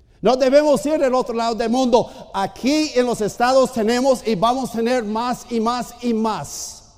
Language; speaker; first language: Spanish; non-native, fluent; English